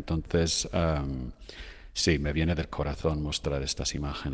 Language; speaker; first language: Spanish; non-native, fluent; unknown